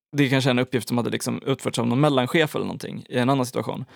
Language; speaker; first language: Swedish; native; Swedish